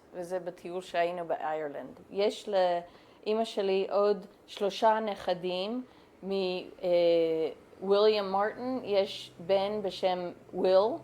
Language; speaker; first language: Hebrew; non-native, fluent; English